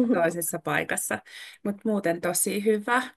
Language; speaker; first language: Finnish; native; Finnish